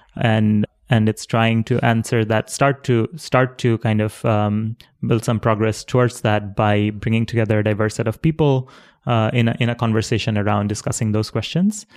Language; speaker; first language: English; non-native, local second language; Bangla